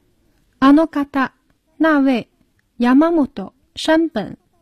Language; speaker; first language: Japanese; non-native, fluent; Chinese